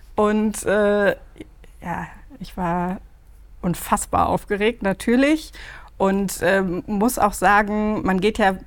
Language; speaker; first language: German; native; German